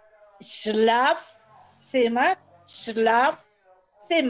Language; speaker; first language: German; non-native, learner; Spanish